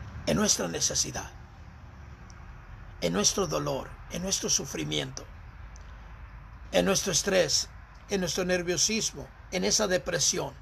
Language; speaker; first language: Spanish; native; Spanish